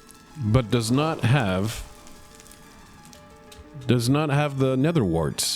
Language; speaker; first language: English; native; English